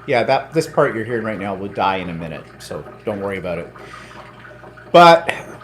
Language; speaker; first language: English; native; English